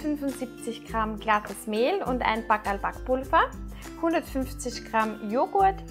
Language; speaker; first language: German; native; German